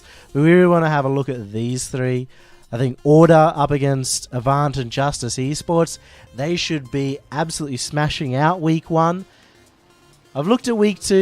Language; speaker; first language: English; native; English